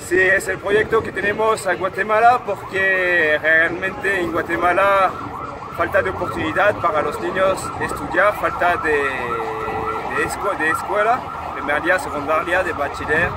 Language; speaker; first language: Spanish; non-native, fluent; French